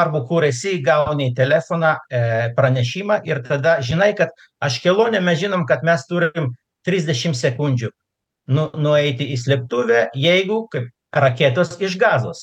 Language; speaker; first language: Lithuanian; non-native, local second language; Russian